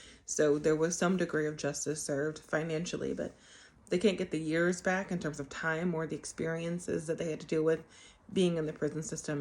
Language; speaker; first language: English; native; English